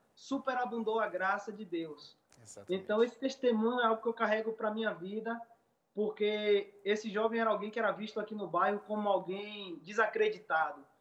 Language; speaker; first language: Portuguese; native; Portuguese